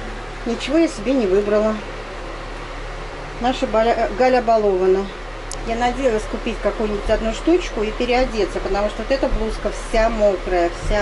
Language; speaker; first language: Russian; native; Russian